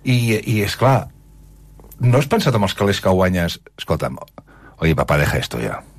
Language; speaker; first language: Catalan; native; Catalan